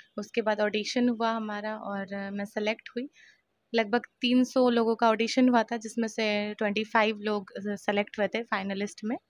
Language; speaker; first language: Hindi; native; Hindi